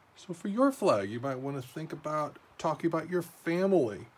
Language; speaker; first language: English; native; English